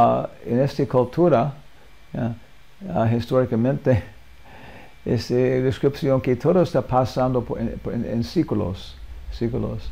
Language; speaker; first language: Spanish; non-native, learner; English